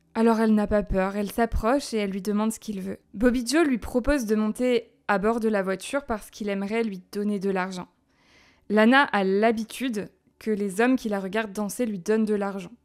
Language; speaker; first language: French; native; French